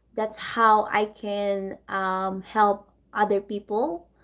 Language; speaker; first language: English; non-native, local second language; Filipino